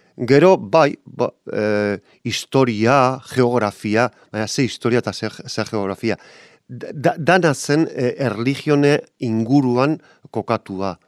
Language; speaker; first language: Basque; non-native, local second language; Spanish